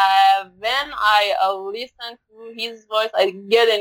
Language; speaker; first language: English; non-native, learner; Persian